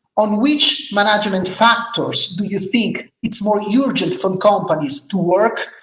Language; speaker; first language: English; non-native, fluent; Italian